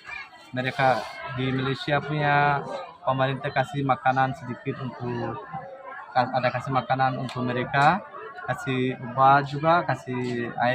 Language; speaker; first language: Indonesian; non-native, learner; Rohingya